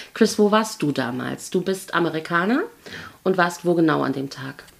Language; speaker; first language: German; native; German